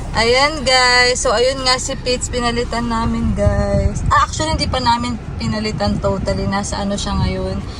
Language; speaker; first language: Filipino; native; Filipino